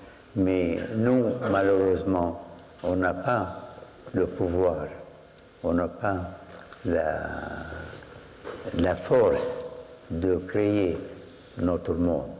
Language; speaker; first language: French; non-native, fluent; Arabic